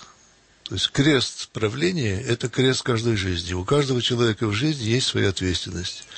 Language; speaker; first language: Russian; early bilingual, heritage; Russian